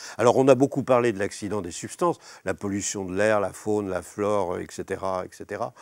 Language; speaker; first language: French; native; French